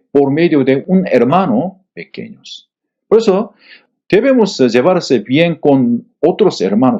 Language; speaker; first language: Spanish; non-native, fluent; Korean